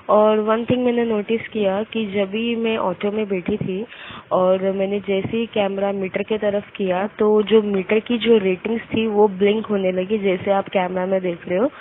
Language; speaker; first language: Hindi; native; Hindi